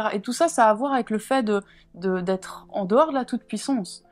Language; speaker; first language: French; native; French